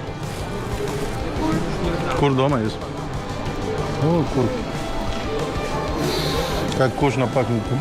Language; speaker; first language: Russian; non-native, learner; Spanish